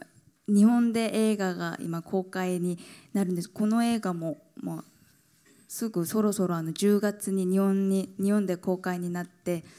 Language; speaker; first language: Japanese; non-native, fluent; Korean